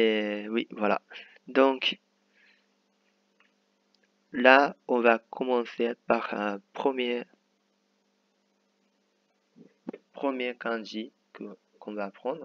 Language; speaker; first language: French; non-native, fluent; Japanese